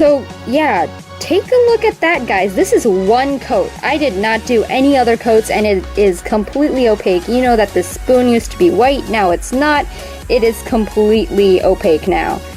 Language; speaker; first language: English; native; English